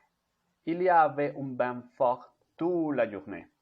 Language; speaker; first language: French; non-native, learner; Spanish